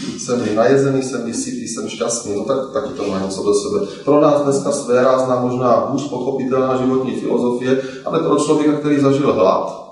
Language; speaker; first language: Czech; native; Czech